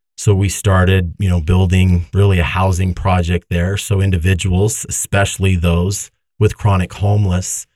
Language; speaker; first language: English; native; English